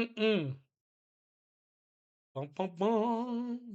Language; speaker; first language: English; native; English